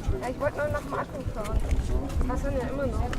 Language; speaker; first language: German; native; German